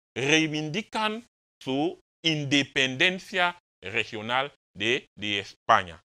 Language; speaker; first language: Spanish; non-native, fluent; French